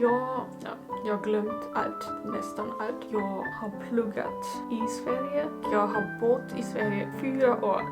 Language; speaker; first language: Swedish; non-native, learner; German